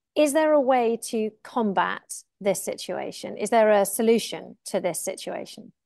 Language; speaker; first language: English; native; English